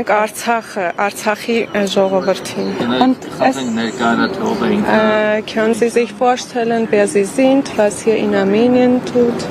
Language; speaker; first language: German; non-native, fluent; Armenian